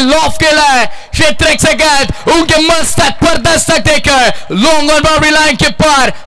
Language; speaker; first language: Hindi; non-native, local second language; Marathi